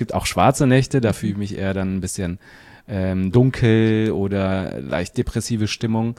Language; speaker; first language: German; native; German